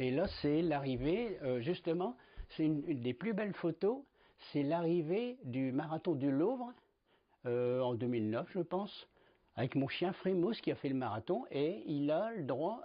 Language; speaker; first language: French; native; French